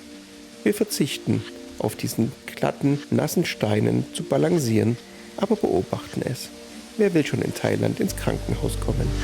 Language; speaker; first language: German; native; German